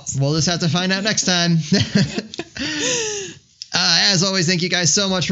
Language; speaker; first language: English; native; English